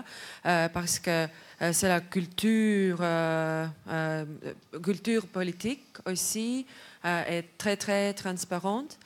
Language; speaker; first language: French; non-native, learner; Estonian